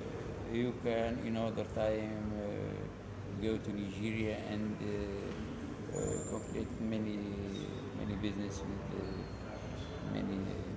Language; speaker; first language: English; non-native, learner; Arabic